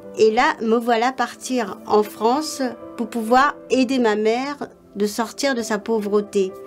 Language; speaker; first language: French; non-native, local second language; Morisyen